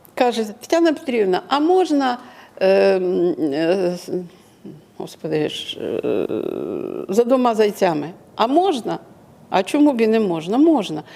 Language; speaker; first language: Ukrainian; non-native, local second language; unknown